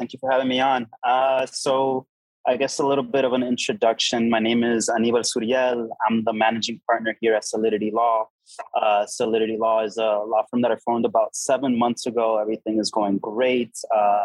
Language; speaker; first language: English; native; English